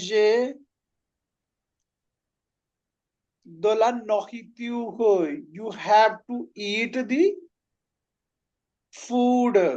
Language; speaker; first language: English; non-native, local second language; Punjabi